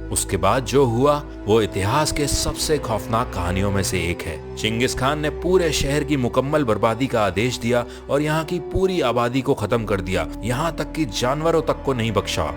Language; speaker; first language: Hindi; native; Hindi